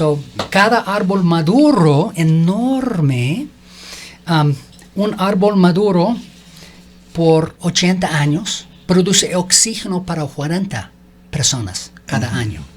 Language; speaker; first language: Spanish; non-native, learner; English